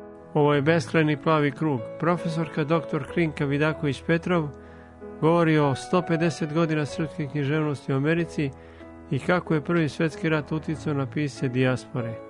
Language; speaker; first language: Serbian; native; Serbian